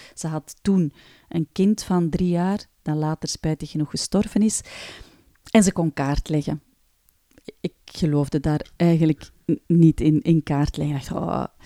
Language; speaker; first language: Dutch; native; Dutch